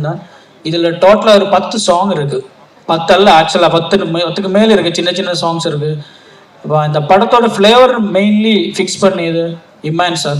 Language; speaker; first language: Tamil; non-native, learner; Malayalam